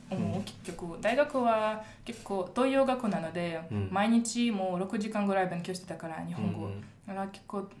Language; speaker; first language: Japanese; non-native, fluent; Russian